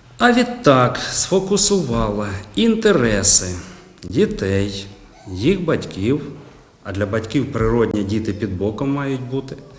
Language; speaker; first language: Ukrainian; native; Ukrainian